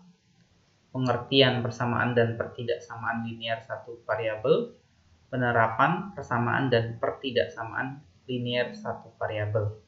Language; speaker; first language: Indonesian; native; Indonesian